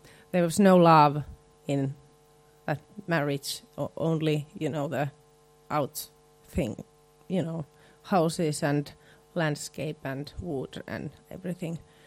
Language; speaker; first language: English; non-native, fluent; Finnish